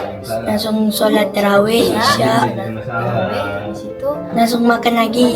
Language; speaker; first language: Indonesian; native; Indonesian